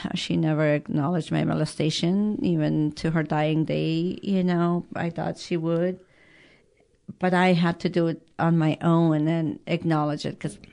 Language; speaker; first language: English; early bilingual, other home language; Persian